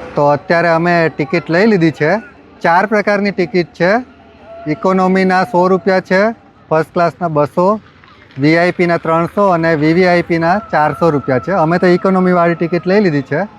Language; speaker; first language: Gujarati; native; Gujarati